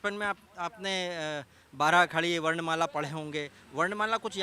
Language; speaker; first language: Hindi; native; Hindi